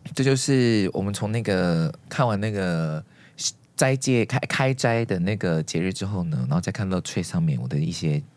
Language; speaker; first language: Chinese; native; Chinese